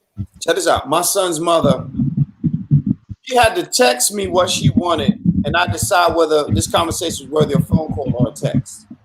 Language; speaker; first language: English; native; English